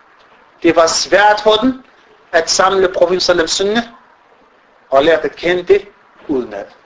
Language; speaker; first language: Danish; non-native, fluent; Arabic